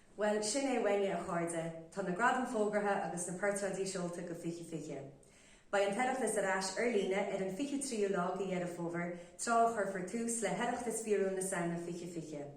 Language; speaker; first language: Irish; native; Irish